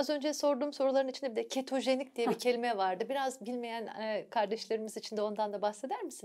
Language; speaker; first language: Turkish; native; Turkish